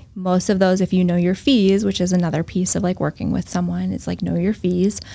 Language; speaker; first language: English; native; English